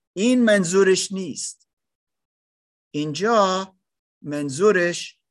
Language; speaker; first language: Persian; non-native, learner; German